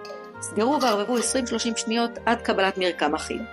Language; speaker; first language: Hebrew; native; Hebrew